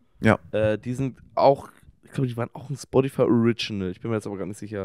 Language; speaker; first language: German; native; German